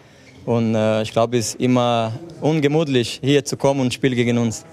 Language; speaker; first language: German; non-native, fluent; Portuguese